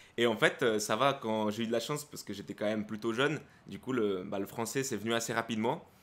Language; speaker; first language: French; early bilingual, other home language; Spanish